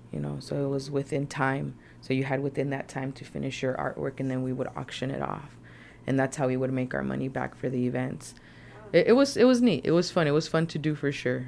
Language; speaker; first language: English; early bilingual, other home language; Spanish